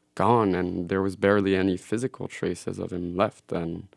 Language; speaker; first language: English; non-native, fluent; French